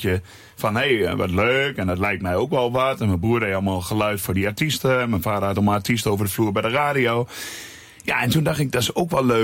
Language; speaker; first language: Dutch; native; Dutch